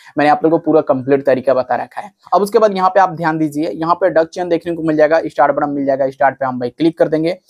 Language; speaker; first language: Hindi; native; Hindi